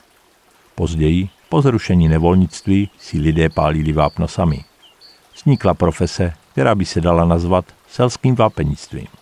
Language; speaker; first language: Czech; native; Czech